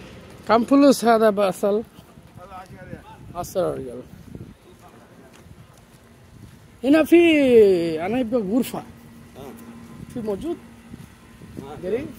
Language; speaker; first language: Arabic; non-native, learner; Bangla